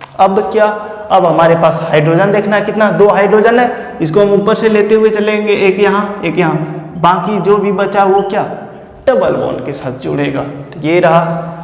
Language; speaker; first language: Hindi; native; Hindi